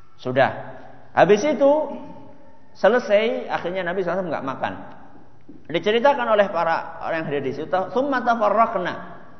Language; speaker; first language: Indonesian; non-native, local second language; Javanese